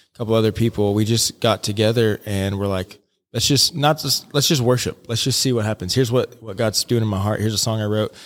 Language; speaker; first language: English; native; English